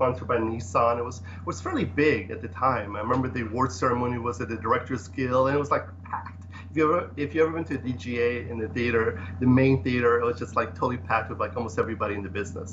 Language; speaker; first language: English; early bilingual, other home language; Polish